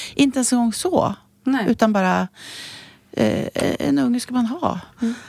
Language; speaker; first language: Swedish; native; Swedish